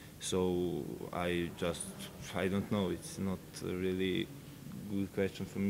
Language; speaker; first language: English; non-native, fluent; Serbian